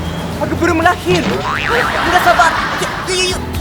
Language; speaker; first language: Indonesian; non-native, learner; Japanese